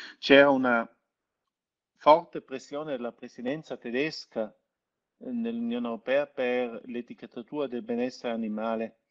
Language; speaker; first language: Italian; non-native, local second language; German